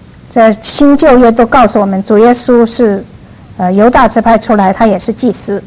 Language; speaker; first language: Chinese; native; Chinese